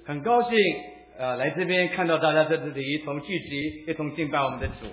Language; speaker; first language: Chinese; native; Chinese